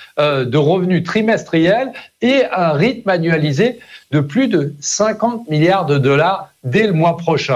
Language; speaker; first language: French; native; French